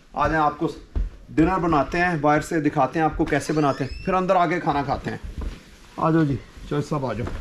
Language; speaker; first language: Urdu; non-native, local second language; Punjabi